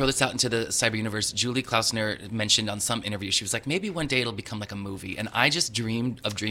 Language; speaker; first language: English; native; English